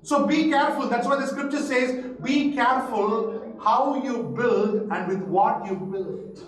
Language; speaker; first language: English; non-native, local second language; Tamil